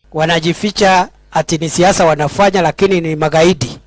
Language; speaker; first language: Swahili; non-native, local second language; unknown